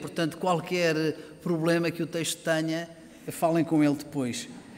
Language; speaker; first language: Portuguese; native; Portuguese